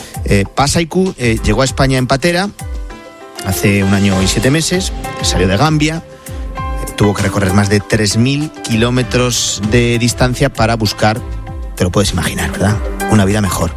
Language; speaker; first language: Spanish; native; Spanish